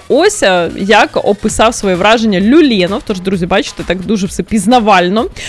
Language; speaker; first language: Ukrainian; native; Ukrainian